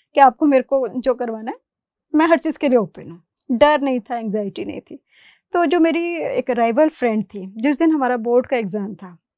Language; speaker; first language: Hindi; native; Hindi